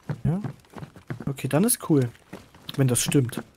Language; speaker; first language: German; native; German